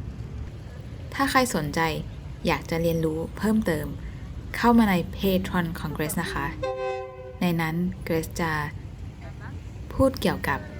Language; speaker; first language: Thai; native; Thai